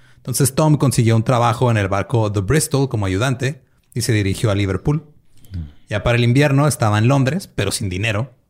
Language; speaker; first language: Spanish; native; Spanish